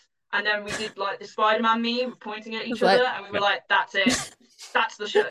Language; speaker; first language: English; native; English